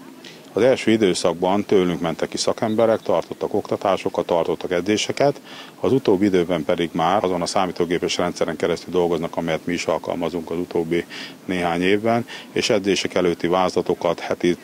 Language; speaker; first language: Hungarian; native; Hungarian